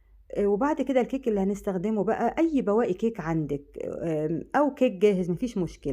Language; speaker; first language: Arabic; native; Arabic